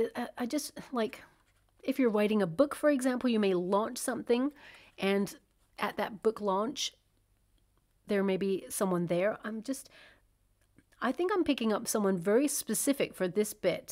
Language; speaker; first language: English; native; English